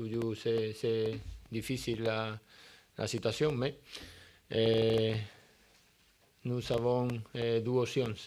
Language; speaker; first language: French; non-native, learner; Spanish